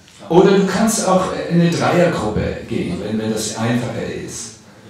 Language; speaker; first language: German; native; German